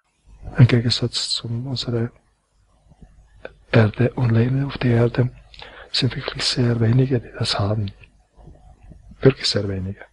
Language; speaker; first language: German; non-native, fluent; Croatian